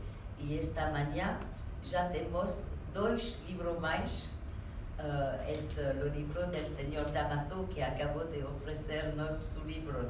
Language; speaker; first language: Portuguese; non-native, learner; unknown